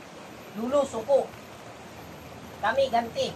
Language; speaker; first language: Cebuano; non-native, local second language; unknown